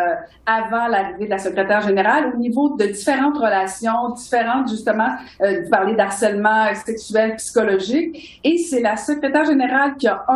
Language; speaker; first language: French; native; French